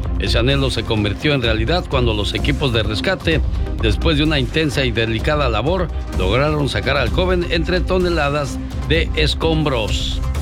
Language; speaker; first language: Spanish; native; Spanish